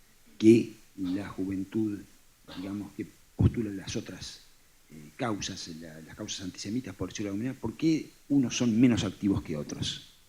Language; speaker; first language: Spanish; native; Spanish